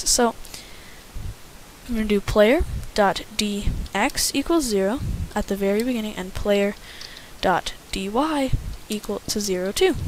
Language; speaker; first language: English; native; English